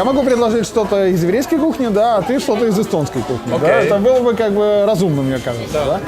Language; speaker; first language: Russian; native; Russian